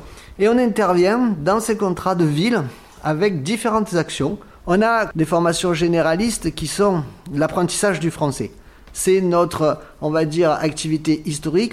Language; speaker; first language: French; native; French